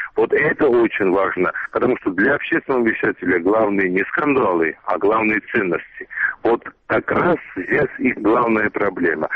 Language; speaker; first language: Russian; non-native, local second language; Georgian